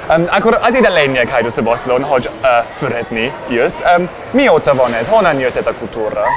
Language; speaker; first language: Hungarian; non-native, learner; English